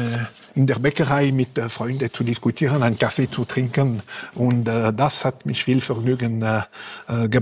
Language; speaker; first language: German; non-native, local second language; French